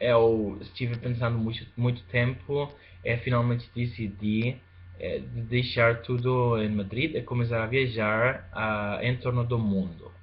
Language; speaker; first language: Portuguese; non-native, fluent; Spanish